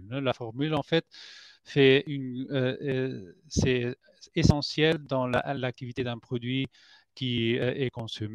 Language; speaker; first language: French; non-native, fluent; Spanish